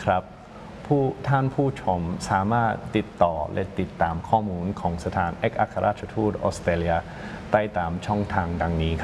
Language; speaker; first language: Thai; non-native, fluent; English